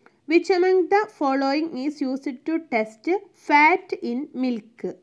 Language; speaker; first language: English; non-native, local second language; Malayalam